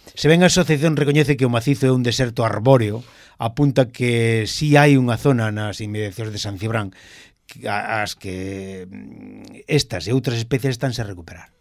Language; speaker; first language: Galician; native; Galician